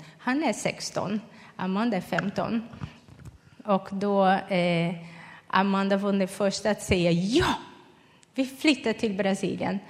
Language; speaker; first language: Swedish; non-native, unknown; Portuguese